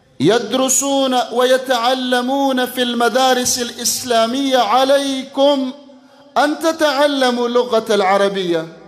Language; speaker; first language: Arabic; non-native, fluent; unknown